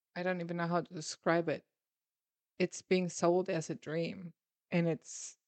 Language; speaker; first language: English; non-native, fluent; German